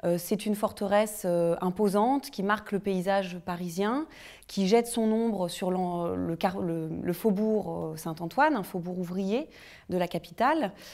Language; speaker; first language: French; native; French